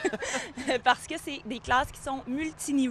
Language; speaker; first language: French; native; French